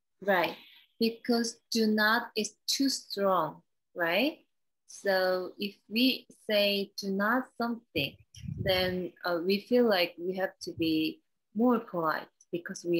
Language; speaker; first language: English; non-native, learner; Korean